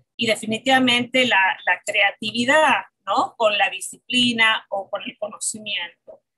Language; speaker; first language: Spanish; native; Spanish